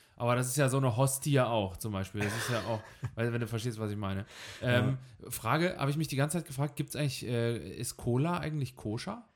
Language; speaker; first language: German; native; German